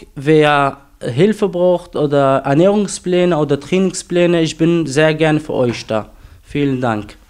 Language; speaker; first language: German; non-native, fluent; Arabic